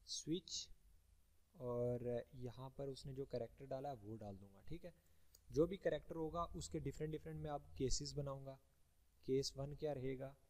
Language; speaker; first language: Hindi; native; Hindi